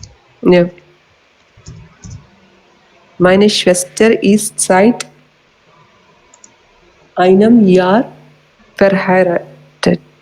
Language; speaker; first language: German; non-native, learner; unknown